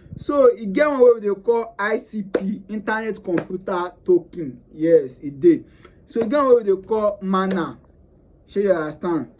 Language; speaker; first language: Nigerian Pidgin; non-native, local second language; Yoruba